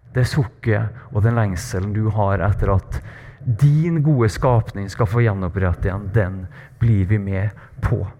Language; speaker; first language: Norwegian; native; Norwegian